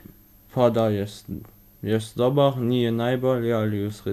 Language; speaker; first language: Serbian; early bilingual, heritage; Serbian